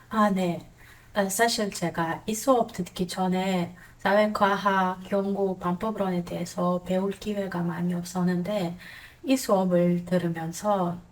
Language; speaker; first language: Korean; non-native, fluent; Croatian